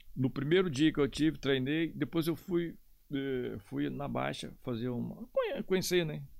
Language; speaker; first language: Portuguese; native; Portuguese